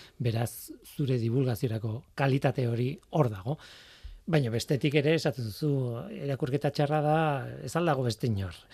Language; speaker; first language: Basque; non-native, local second language; Spanish